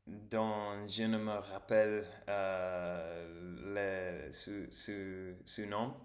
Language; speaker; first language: French; non-native, learner; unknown